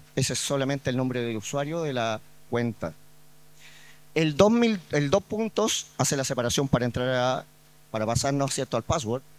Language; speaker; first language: Spanish; native; Spanish